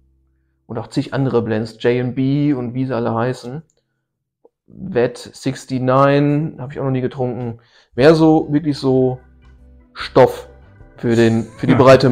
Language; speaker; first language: German; native; German